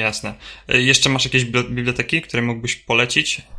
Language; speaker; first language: Polish; native; Polish